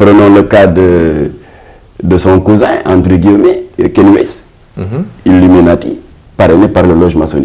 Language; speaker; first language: French; non-native, local second language; Wolof